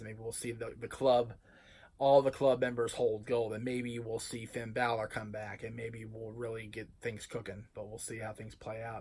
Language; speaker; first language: English; native; English